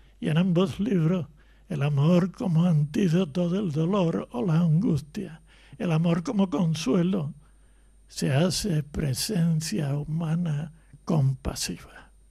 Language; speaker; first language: Spanish; native; Spanish